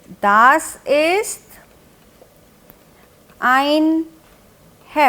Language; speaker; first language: German; non-native, fluent; Hindi